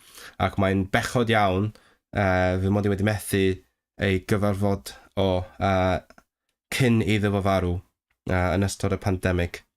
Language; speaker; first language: Welsh; non-native, fluent; Cantonese